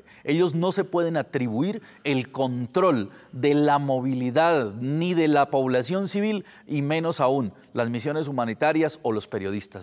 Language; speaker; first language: Spanish; native; Spanish